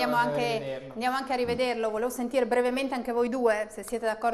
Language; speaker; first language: Italian; native; Italian